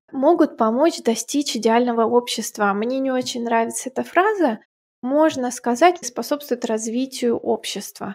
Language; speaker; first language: Russian; native; Russian